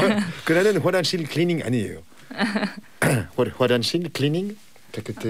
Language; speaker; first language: Korean; non-native, learner; French